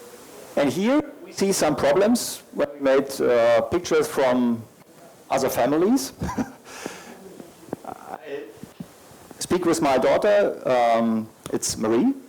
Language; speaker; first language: English; non-native, learner; German